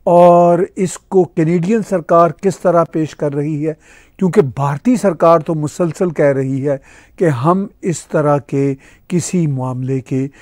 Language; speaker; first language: Urdu; non-native, local second language; Punjabi